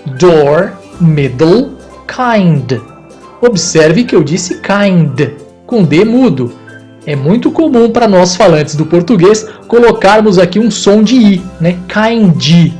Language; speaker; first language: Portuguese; native; Portuguese